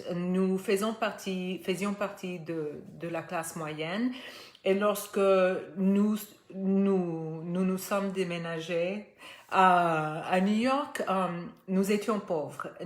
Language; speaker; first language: French; non-native, fluent; Spanish